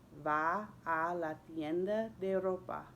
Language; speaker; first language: Spanish; non-native, fluent; English